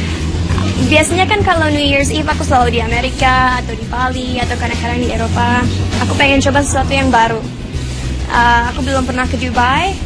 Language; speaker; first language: Indonesian; non-native, local second language; English